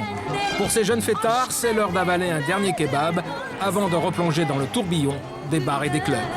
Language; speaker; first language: French; native; French